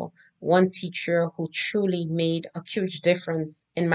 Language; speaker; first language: English; non-native, fluent; Haitian Creole